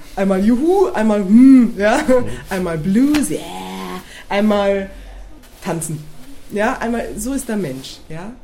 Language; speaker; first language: German; native; German